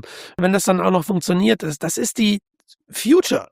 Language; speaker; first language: German; native; German